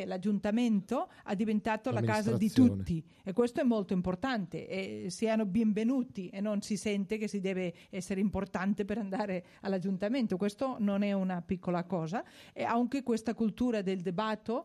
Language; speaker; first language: Italian; non-native, fluent; Spanish